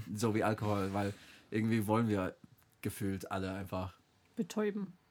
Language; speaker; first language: German; non-native, fluent; English